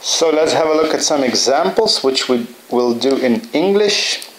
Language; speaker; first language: English; non-native, fluent; Lithuanian